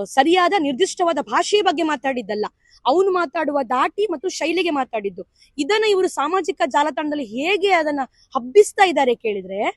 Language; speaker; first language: Kannada; non-native, local second language; Tulu